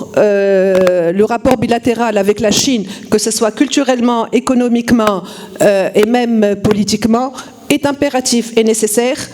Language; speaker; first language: French; non-native, local second language; Arabic